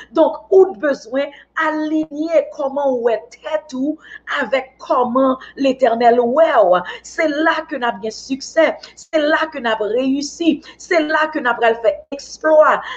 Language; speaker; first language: French; non-native, local second language; Haitian Creole